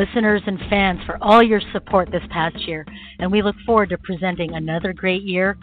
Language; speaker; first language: English; native; English